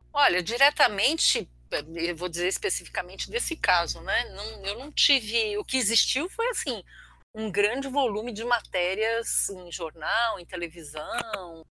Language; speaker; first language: Portuguese; early bilingual, other home language; Armenian